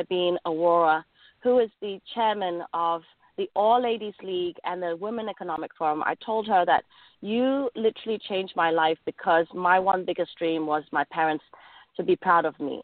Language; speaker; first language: English; native; English